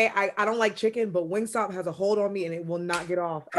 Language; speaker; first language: English; native; English